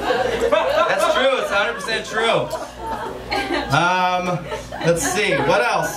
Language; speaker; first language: English; native; English